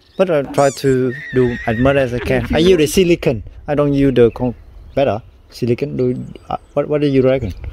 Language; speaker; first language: English; non-native, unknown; Vietnamese